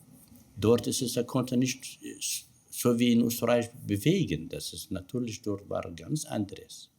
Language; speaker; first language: German; non-native, learner; Kurdish